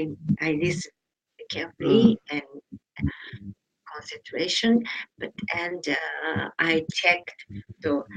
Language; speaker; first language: English; non-native, learner; Japanese